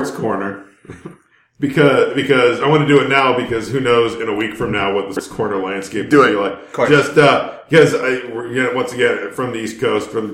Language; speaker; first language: English; native; English